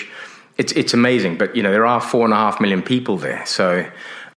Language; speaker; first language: English; native; English